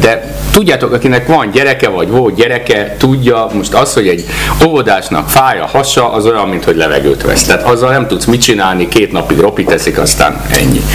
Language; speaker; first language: Hungarian; native; Hungarian